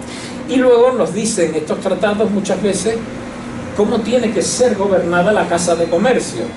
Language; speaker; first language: Spanish; native; Spanish